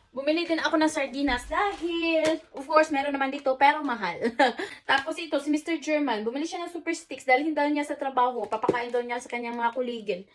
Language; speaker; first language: Filipino; non-native, local second language; Cebuano